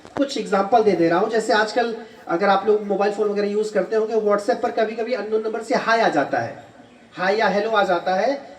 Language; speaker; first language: Hindi; native; Hindi